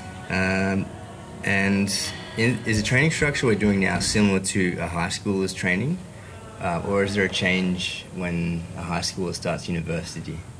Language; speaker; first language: English; native; English